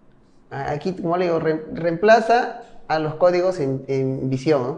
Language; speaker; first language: Spanish; native; Spanish